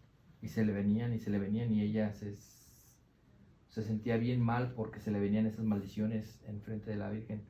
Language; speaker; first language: Spanish; native; Spanish